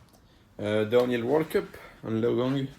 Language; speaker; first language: English; non-native, learner; French